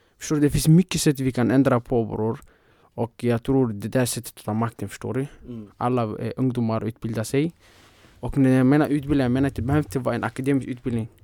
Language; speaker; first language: Swedish; non-native, fluent; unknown